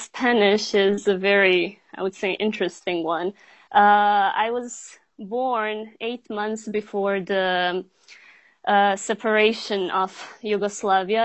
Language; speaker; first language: English; non-native, fluent; Bosnian